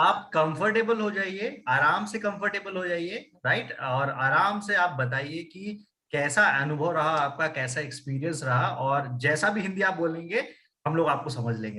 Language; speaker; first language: Hindi; native; Hindi